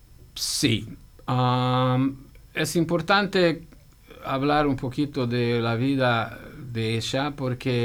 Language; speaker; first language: Spanish; non-native, fluent; Hungarian